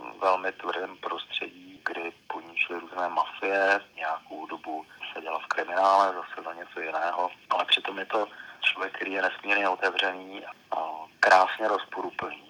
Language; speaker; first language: Czech; native; Czech